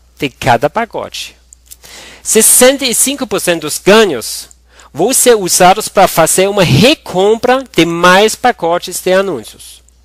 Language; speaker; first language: Portuguese; non-native, fluent; German